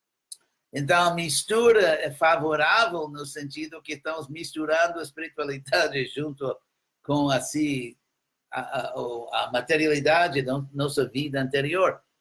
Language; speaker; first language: Portuguese; non-native, fluent; English